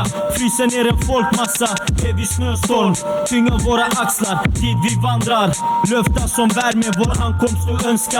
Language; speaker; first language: Swedish; non-native, fluent; Spanish